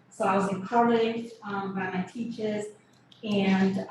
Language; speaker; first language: English; early bilingual, other home language; Kabuverdianu